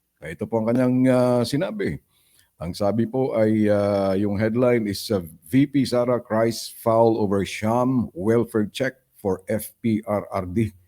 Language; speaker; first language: Filipino; native; Filipino